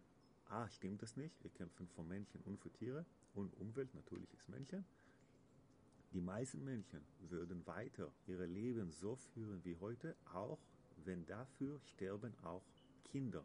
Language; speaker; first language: German; non-native, learner; Hebrew